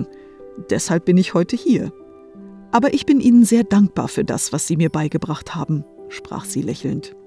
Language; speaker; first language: German; native; German